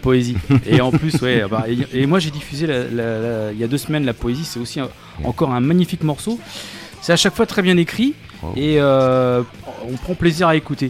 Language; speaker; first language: French; native; French